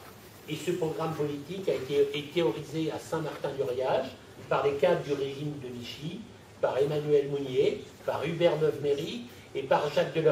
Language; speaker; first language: French; native; French